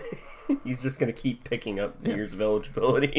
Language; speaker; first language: English; native; English